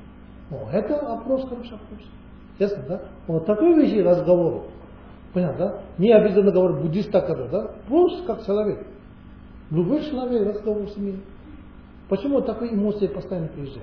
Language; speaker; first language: Russian; non-native, learner; Tibetan